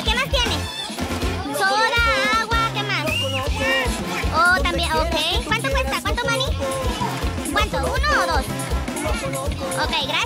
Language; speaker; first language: Spanish; early bilingual, heritage; English